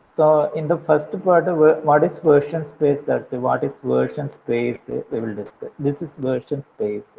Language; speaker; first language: English; non-native, local second language; Malayalam